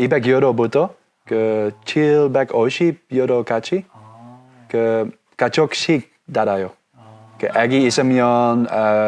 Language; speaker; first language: Korean; non-native, learner; Dutch